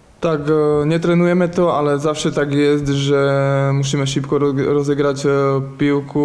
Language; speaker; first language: Polish; non-native, learner; Slovak